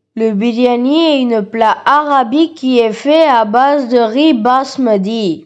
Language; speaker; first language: French; non-native, learner; Tamil